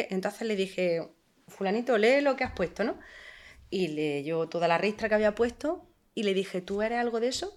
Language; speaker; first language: Spanish; native; Spanish